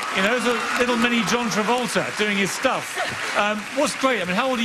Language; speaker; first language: English; native; English